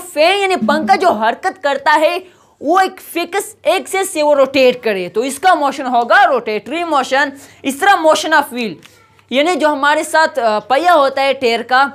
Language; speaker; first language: Urdu; non-native, local second language; Pashto